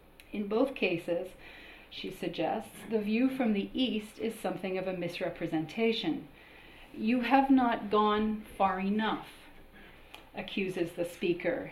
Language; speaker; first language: English; native; English